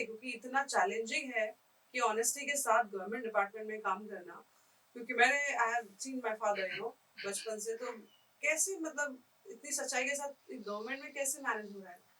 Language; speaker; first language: Hindi; native; Hindi